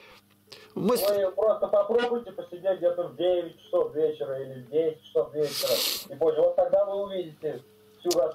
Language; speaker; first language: Russian; native; Russian